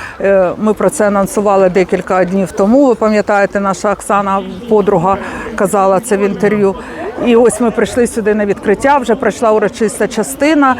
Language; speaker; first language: Ukrainian; non-native, local second language; Russian